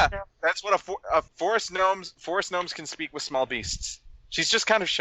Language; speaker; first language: English; native; English